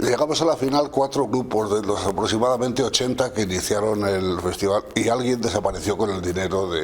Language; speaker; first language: Spanish; native; Spanish